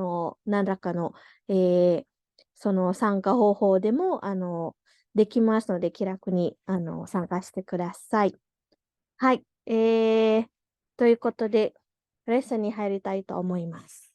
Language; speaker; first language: Japanese; non-native, fluent; Indonesian